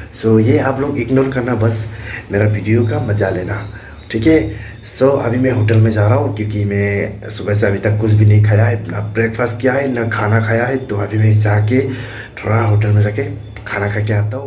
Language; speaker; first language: Hindi; non-native, local second language; Kok Borok